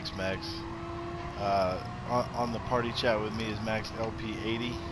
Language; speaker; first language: English; native; English